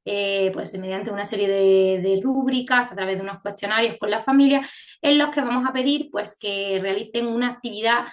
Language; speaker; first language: Spanish; native; Spanish